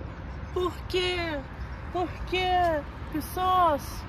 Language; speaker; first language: Portuguese; non-native, fluent; Russian